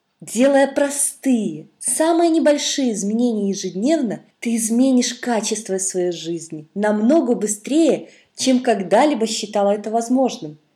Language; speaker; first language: Russian; native; Russian